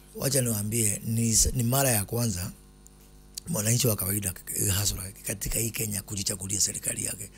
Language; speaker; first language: Swahili; non-native, local second language; Kikuyu